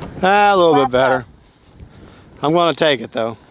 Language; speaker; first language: English; native; English